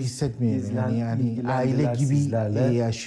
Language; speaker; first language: Turkish; non-native, learner; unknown